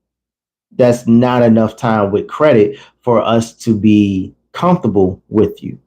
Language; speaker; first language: English; native; English